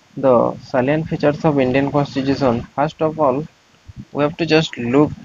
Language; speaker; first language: English; non-native, local second language; Odia